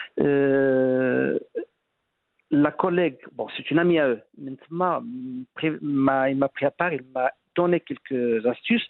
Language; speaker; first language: French; non-native, local second language; Arabic